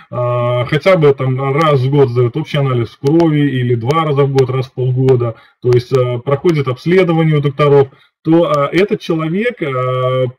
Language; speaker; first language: Russian; native; Russian